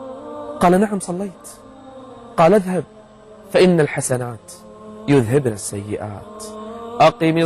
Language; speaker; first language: Arabic; native; Arabic